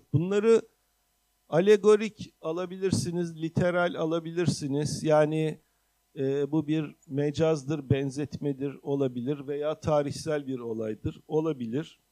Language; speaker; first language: Turkish; native; Turkish